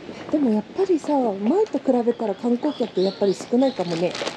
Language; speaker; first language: Japanese; non-native, fluent; Korean